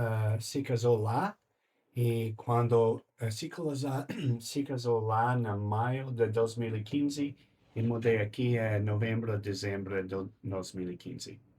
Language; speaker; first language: Portuguese; non-native, learner; English